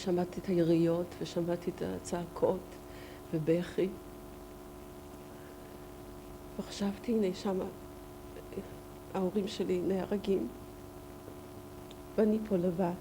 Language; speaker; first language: Hebrew; non-native, fluent; Yiddish